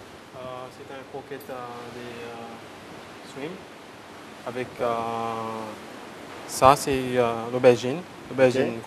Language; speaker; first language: French; non-native, learner; Seselwa Creole French